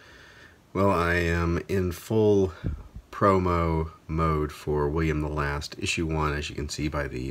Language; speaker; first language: English; native; English